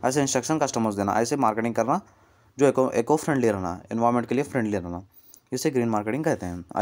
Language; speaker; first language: Hindi; non-native, local second language; Kannada